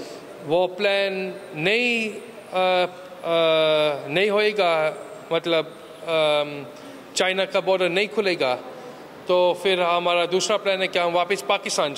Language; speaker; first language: Hindi; early bilingual, heritage; Hindi